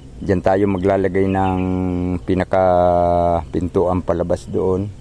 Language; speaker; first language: Filipino; native; Filipino